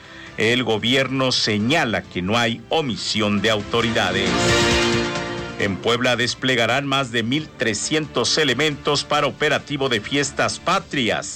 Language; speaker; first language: Spanish; native; Spanish